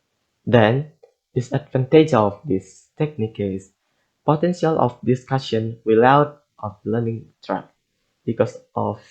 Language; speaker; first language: English; non-native, learner; Indonesian